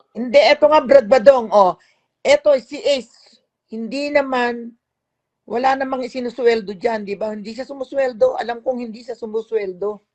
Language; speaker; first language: Filipino; native; Filipino